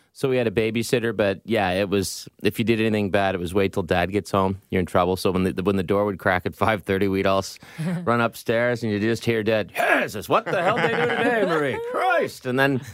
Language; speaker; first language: English; native; English